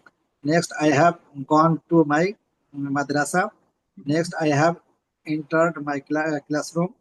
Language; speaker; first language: English; non-native, learner; Bangla